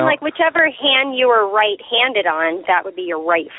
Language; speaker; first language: English; native; English